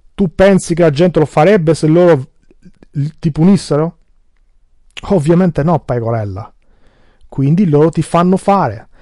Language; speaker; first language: Italian; early bilingual, other home language; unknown